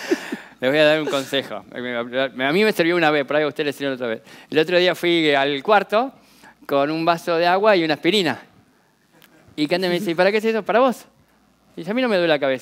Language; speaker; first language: Spanish; native; Spanish